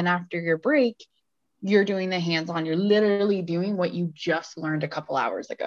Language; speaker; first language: English; native; English